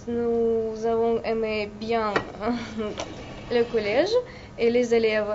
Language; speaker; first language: French; non-native, learner; Russian